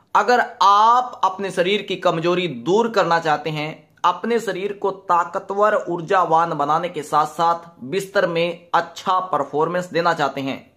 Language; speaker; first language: Hindi; native; Hindi